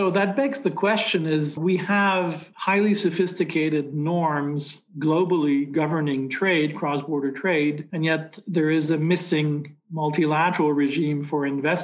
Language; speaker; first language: English; native; English